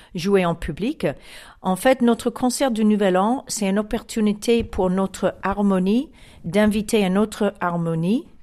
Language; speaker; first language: French; non-native, fluent; English